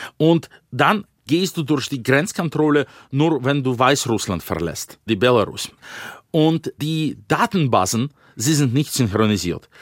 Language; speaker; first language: German; non-native, fluent; Russian